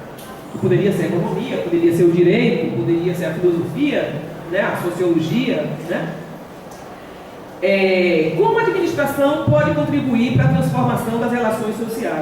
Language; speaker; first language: Portuguese; native; Portuguese